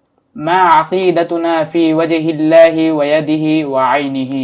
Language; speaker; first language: Arabic; non-native, learner; Bangla